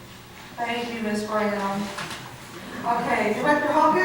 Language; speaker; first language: English; native; English